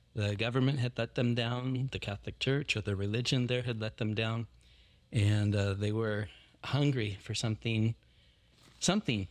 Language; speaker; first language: English; native; English